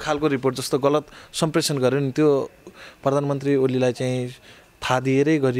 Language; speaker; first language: Nepali; native; Nepali